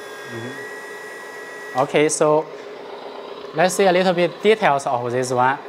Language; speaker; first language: English; non-native, fluent; Chinese